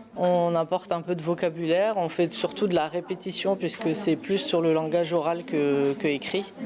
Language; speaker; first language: French; native; French